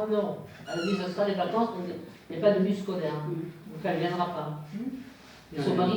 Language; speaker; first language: French; native; French